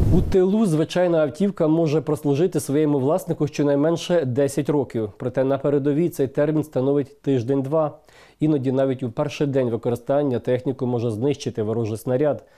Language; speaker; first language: Ukrainian; native; Ukrainian